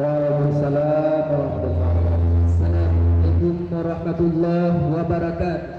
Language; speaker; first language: Arabic; non-native, learner; Achinese